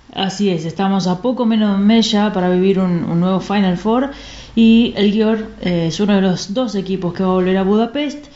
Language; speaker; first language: Spanish; native; Spanish